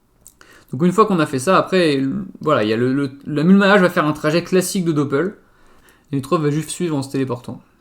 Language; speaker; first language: French; native; French